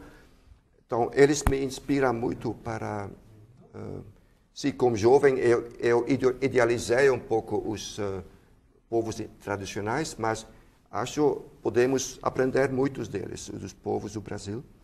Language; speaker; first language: Portuguese; non-native, fluent; Dutch